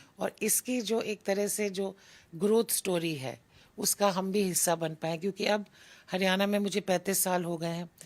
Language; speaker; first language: Hindi; native; Hindi